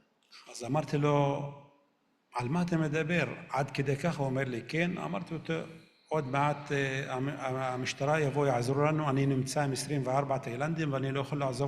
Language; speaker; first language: Hebrew; non-native, local second language; Arabic